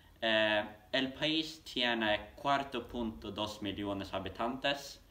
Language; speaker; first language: Spanish; non-native, learner; Swedish